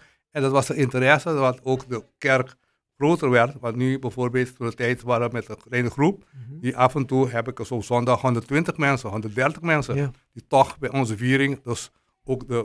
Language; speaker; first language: Dutch; non-native, local second language; Papiamento